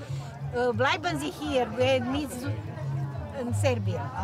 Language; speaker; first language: German; non-native, learner; Serbian